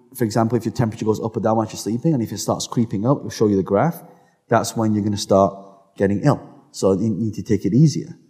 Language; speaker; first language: English; native; English